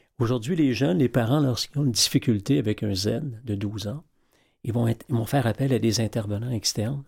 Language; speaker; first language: French; native; French